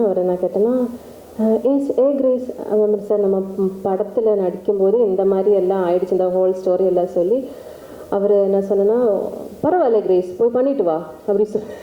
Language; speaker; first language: Tamil; non-native, learner; Malayalam